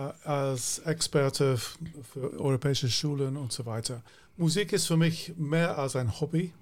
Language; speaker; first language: German; non-native, fluent; English